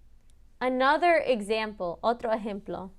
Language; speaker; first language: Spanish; early bilingual, heritage; Spanish